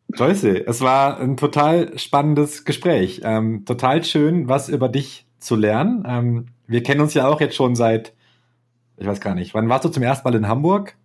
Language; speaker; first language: German; native; German